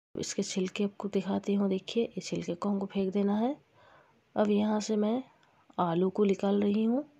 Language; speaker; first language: Hindi; non-native, local second language; Bangla